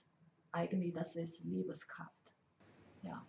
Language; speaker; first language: German; non-native, learner; Chinese